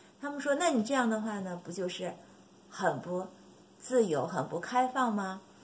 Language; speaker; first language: Chinese; native; Chinese